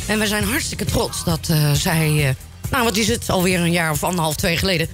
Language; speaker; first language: Dutch; native; Dutch